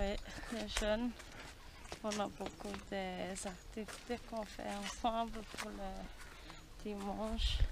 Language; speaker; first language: French; non-native, local second language; Malagasy